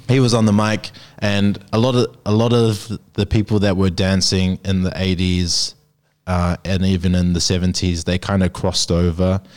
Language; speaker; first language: English; native; English